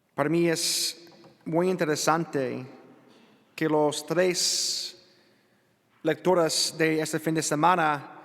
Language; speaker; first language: Spanish; non-native, learner; English